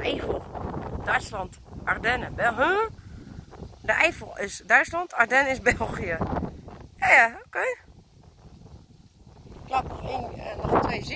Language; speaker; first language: Dutch; native; Dutch